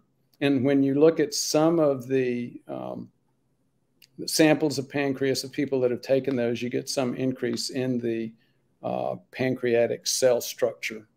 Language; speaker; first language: English; native; English